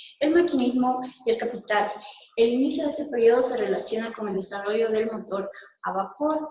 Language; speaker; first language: Spanish; native; Spanish